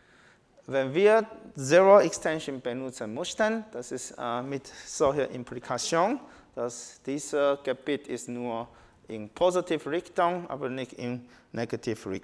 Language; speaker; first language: German; non-native, learner; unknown